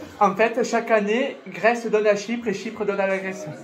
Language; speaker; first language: French; native; French